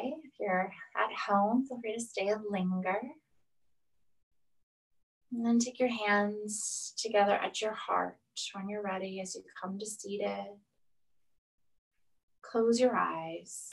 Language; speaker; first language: English; native; English